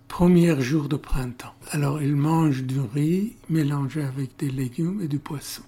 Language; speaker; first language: French; non-native, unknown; Persian